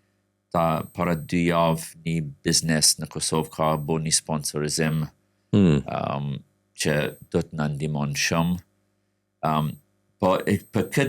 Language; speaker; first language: Albanian; non-native, fluent; English